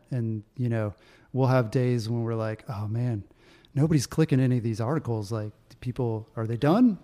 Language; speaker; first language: English; native; English